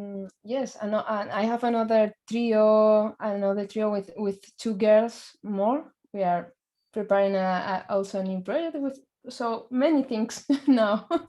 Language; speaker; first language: English; non-native, learner; Spanish